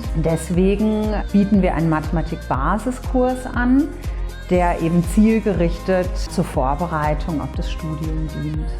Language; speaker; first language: German; native; German